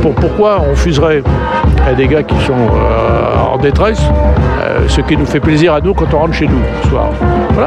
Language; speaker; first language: French; native; French